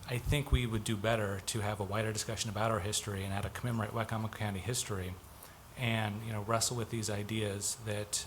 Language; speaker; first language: English; native; English